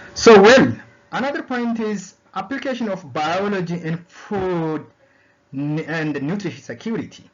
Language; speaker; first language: English; non-native, local second language; Amharic